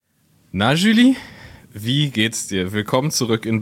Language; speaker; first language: German; native; German